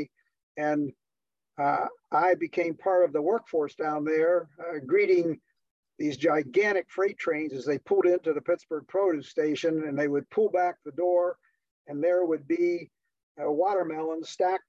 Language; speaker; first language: English; native; English